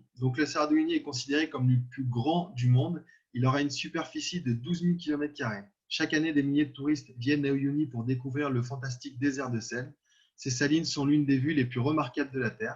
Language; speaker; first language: French; native; French